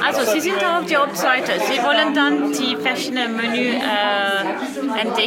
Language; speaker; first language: German; non-native, learner; French